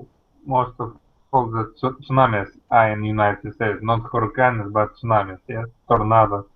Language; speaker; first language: English; non-native, learner; Russian